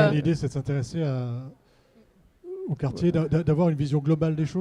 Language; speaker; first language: French; native; French